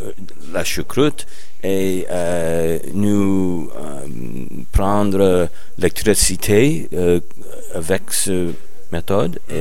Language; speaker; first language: French; non-native, learner; English